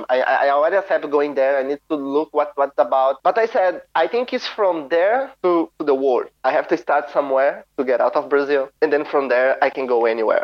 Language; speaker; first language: English; non-native, fluent; Portuguese